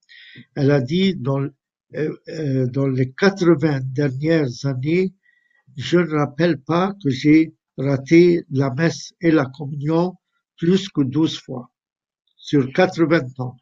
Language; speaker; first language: French; non-native, fluent; Arabic